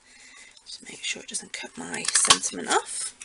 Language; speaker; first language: English; native; English